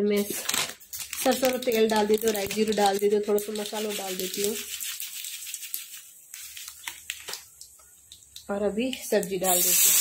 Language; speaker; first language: Hindi; native; Hindi